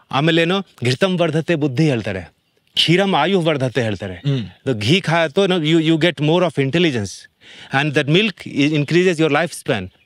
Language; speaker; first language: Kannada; non-native, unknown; Hindi